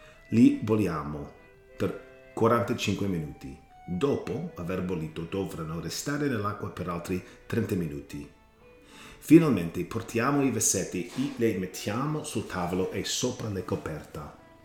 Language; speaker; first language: Italian; non-native, learner; English